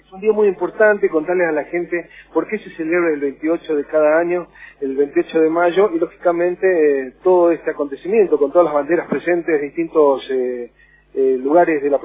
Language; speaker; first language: Spanish; native; Spanish